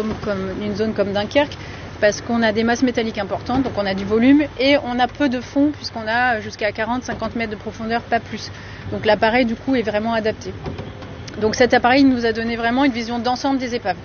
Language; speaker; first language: French; native; French